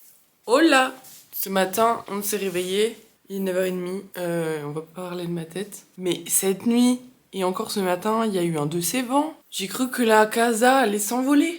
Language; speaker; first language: French; native; French